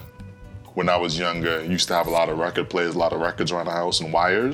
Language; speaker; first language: English; native; English